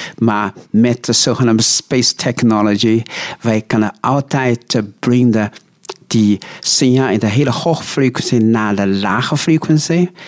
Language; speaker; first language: Dutch; non-native, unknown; Chinese